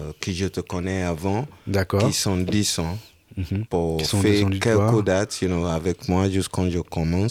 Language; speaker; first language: French; non-native, learner; Yoruba